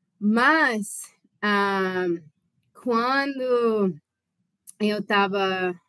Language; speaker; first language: Portuguese; non-native, fluent; English